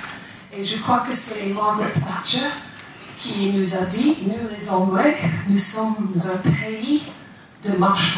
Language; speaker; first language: French; non-native, fluent; English